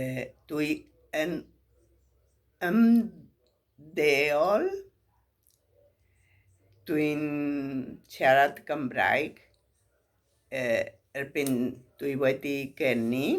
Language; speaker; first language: Welsh; early bilingual, heritage; Spanish